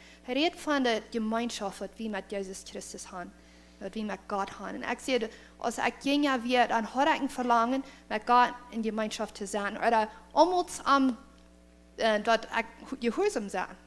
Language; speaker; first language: German; non-native, learner; Plautdietsch